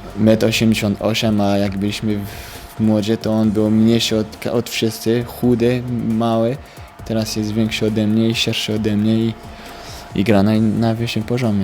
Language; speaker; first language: Polish; early bilingual, heritage; French